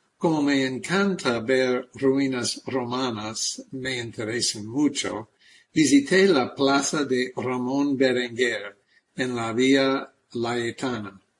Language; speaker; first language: Spanish; non-native, fluent; English